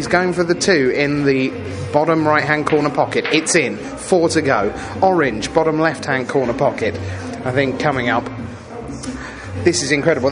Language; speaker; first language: English; native; English